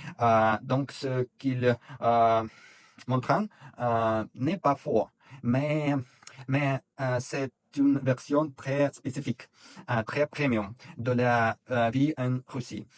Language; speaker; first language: French; non-native, fluent; Russian